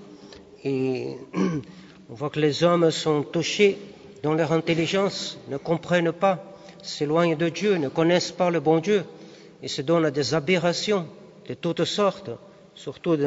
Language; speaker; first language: French; non-native, fluent; Portuguese